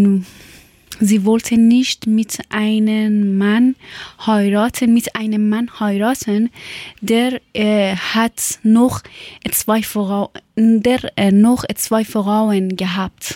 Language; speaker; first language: German; non-native, learner; Persian